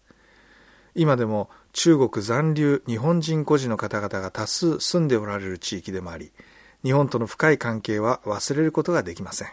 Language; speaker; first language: Japanese; native; Japanese